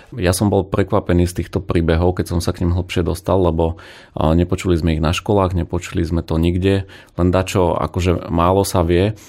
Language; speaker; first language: Slovak; native; Slovak